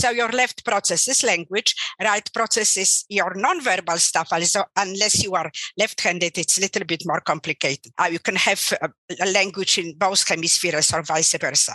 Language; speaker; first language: English; non-native, fluent; Polish